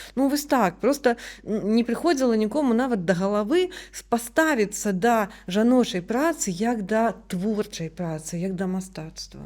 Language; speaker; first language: Belarusian; non-native, local second language; Russian